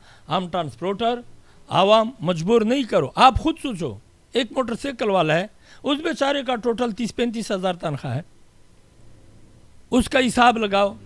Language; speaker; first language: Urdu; non-native, local second language; Pashto